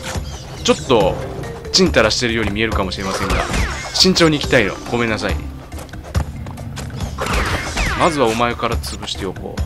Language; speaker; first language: Japanese; native; Japanese